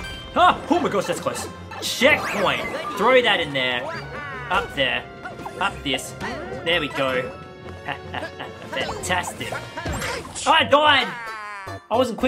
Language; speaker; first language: English; native; English